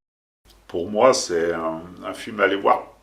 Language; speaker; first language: French; native; French